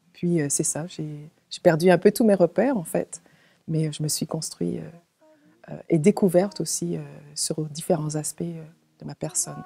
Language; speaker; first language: French; native; French